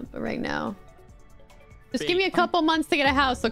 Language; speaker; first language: English; native; English